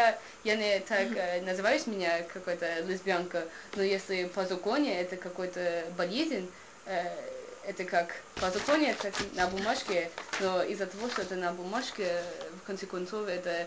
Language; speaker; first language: Russian; non-native, learner; English